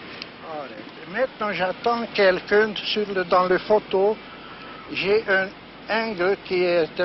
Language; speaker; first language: French; non-native, learner; Hungarian